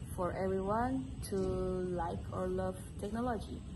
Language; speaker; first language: English; non-native, local second language; Malay